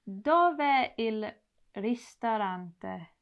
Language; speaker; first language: Italian; non-native, learner; English